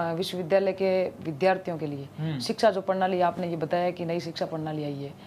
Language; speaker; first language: Hindi; native; Hindi